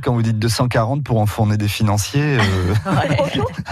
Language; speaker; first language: French; native; French